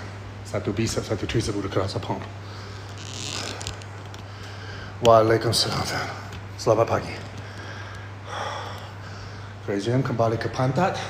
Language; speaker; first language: Indonesian; non-native, fluent; English